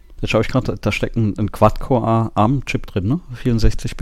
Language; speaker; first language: German; native; German